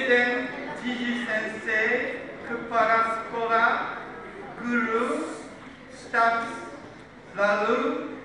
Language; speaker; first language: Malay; non-native, learner; Japanese